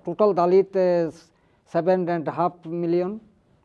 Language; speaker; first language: Hindi; non-native, learner; Bangla